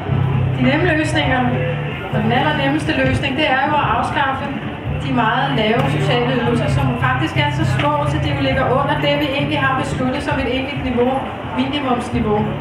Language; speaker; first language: Danish; native; Danish